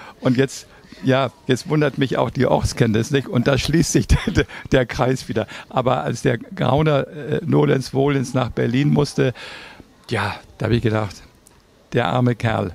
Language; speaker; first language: German; native; German